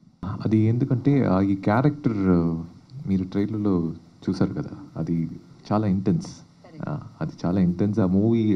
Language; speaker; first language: Telugu; non-native, learner; Tamil